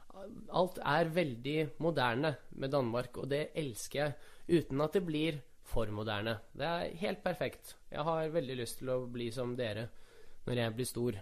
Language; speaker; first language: Norwegian; early bilingual, other home language; Russian